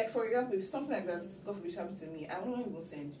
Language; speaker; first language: English; non-native, local second language; Yoruba